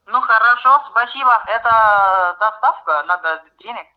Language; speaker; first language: Russian; non-native, learner; Chinese